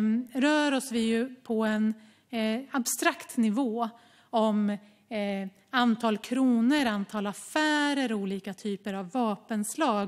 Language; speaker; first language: Swedish; native; Swedish